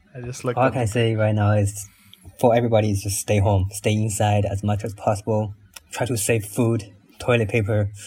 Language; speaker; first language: English; non-native, fluent; Chinese